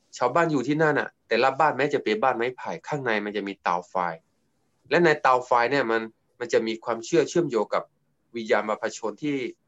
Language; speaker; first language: Thai; non-native, local second language; S'gaw Karen